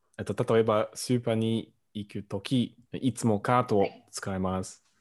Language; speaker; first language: Japanese; non-native, learner; English